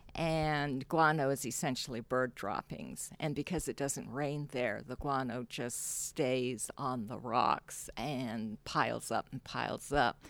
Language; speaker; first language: English; non-native, local second language; Cantonese